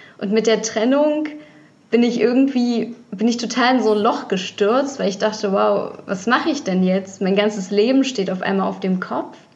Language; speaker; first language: German; early bilingual, other home language; Russian